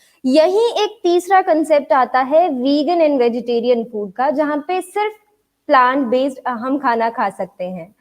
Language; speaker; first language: Hindi; native; Hindi